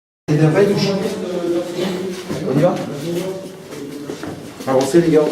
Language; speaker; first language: French; native; French